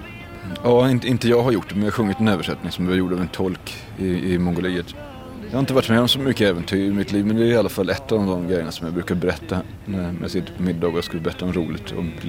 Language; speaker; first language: Swedish; native; Swedish